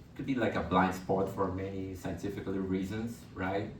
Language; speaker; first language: English; non-native, fluent; Portuguese